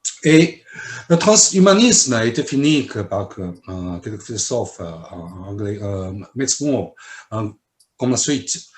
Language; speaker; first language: French; non-native, fluent; Chinese